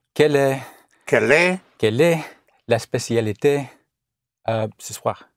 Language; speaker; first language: French; non-native, learner; English